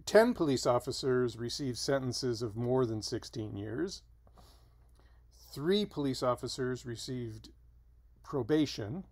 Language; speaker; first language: English; native; English